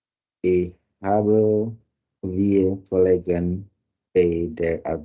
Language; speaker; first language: German; non-native, learner; Indonesian